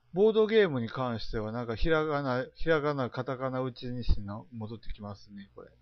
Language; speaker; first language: Japanese; native; Japanese